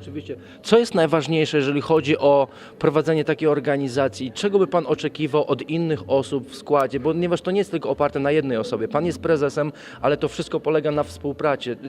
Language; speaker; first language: Polish; native; Polish